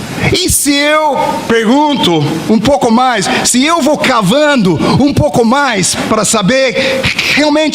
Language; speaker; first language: Portuguese; non-native, fluent; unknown